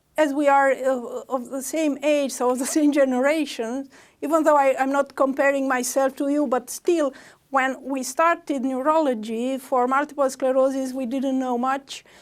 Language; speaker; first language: English; non-native, fluent; Romanian